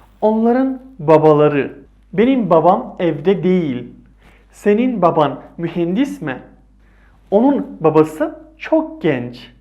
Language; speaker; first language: Turkish; non-native, fluent; Persian